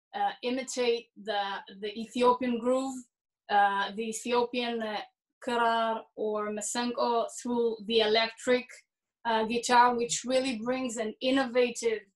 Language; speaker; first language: English; early bilingual, heritage; Hebrew